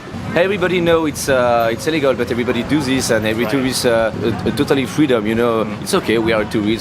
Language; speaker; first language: English; non-native, learner; French